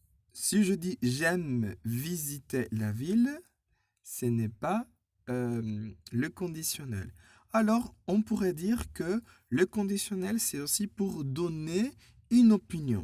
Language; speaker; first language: French; non-native, fluent; Spanish